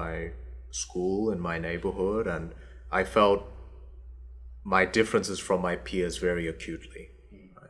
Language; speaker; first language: English; early bilingual, other home language; Korean